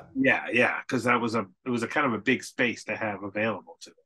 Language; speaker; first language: English; native; English